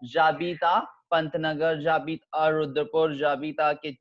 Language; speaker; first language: French; non-native, fluent; Hindi